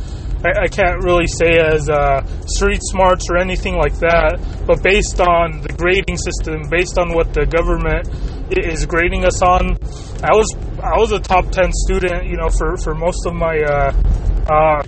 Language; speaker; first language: English; early bilingual, other home language; Spanish